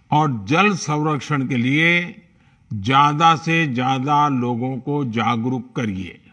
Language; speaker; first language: Hindi; non-native, local second language; Gujarati